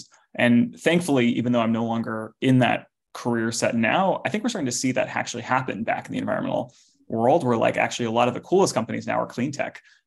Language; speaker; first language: English; native; English